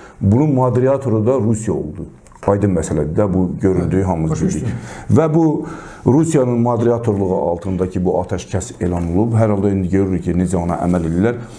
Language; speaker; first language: Azerbaijani; non-native, local second language; Talysh